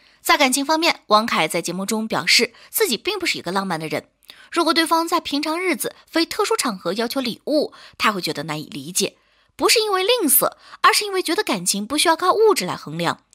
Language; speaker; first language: Chinese; native; Chinese